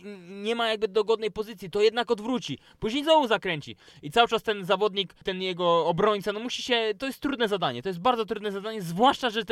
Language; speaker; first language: Polish; native; Polish